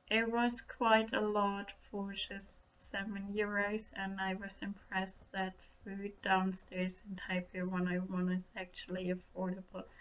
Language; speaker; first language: English; non-native, fluent; German